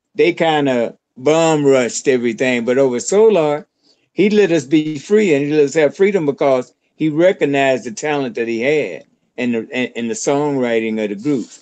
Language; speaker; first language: English; native; English